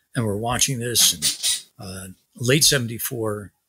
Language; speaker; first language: English; native; English